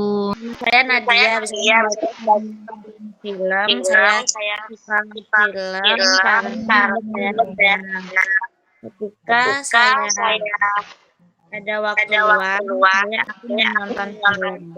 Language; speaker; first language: Indonesian; non-native, learner; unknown